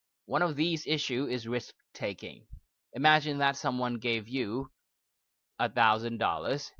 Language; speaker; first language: English; non-native, fluent; Thai